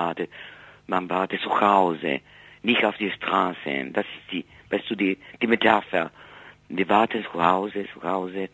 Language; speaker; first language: German; non-native, fluent; Spanish